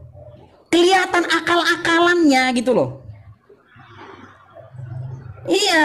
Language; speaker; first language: Indonesian; native; Indonesian